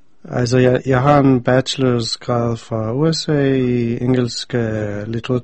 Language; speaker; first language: Danish; non-native, fluent; English